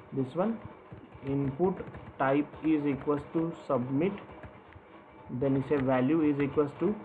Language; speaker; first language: Hindi; non-native, local second language; Marathi